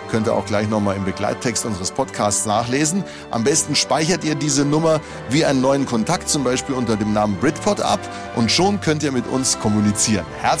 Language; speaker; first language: German; native; German